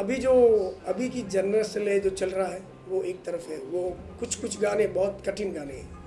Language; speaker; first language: Hindi; non-native, local second language; Rajasthani